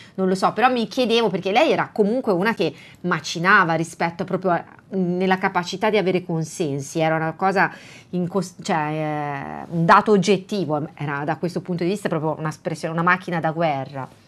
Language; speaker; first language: Italian; native; Italian